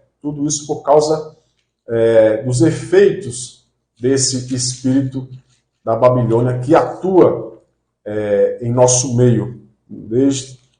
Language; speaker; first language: Portuguese; native; Portuguese